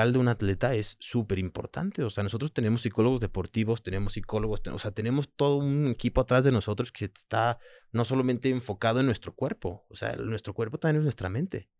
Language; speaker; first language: Spanish; early bilingual, other home language; French